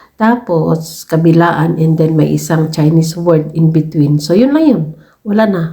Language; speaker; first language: Filipino; native; Filipino